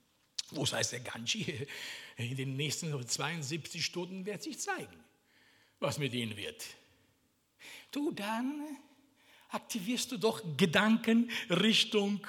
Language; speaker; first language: German; non-native, fluent; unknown